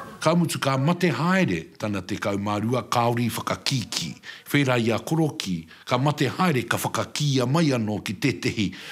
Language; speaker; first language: Māori; native; Māori